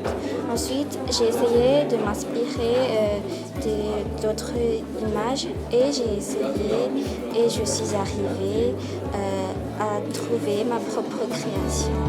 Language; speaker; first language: French; non-native, local second language; Malagasy